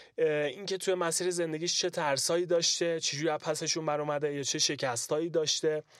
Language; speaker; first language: Persian; native; Persian